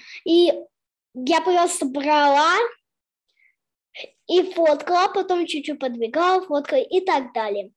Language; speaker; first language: Russian; early bilingual, heritage; Russian